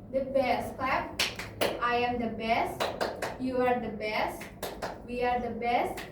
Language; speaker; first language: English; non-native, learner; Indonesian